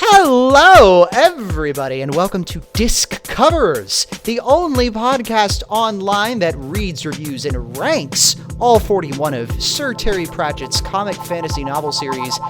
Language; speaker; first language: English; native; English